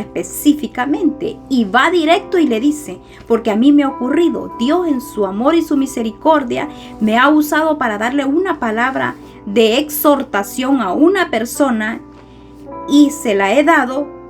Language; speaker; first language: Spanish; native; Spanish